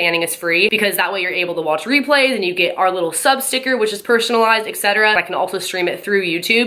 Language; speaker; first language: English; native; English